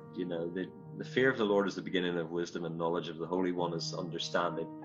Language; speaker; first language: English; native; English